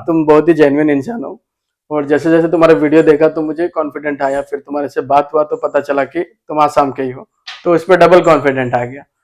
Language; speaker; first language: Hindi; non-native, local second language; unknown